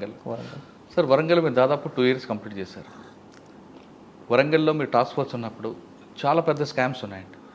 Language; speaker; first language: Telugu; native; Telugu